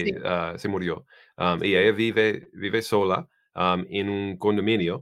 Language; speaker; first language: Spanish; non-native, learner; English